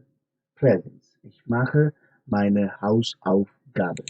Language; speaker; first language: German; non-native, fluent; Hindi